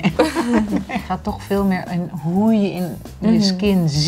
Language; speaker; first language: Dutch; native; Dutch